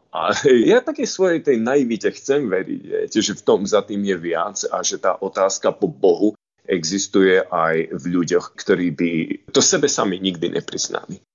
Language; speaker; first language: Slovak; native; Slovak